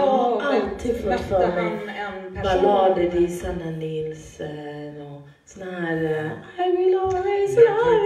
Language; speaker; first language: Swedish; native; Swedish